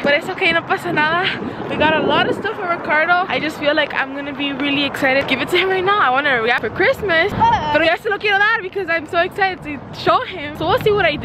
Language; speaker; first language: English; early bilingual, other home language; Spanish